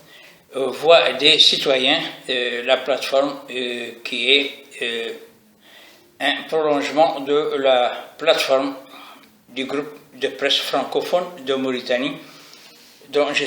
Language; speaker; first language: French; non-native, local second language; Arabic